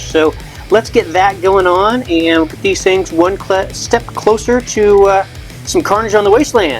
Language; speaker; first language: English; native; English